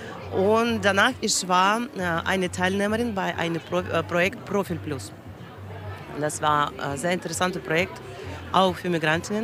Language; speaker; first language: German; non-native, learner; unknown